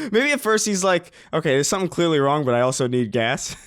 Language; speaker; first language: English; native; English